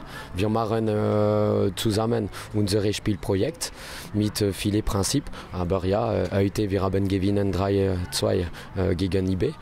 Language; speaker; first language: German; non-native, learner; French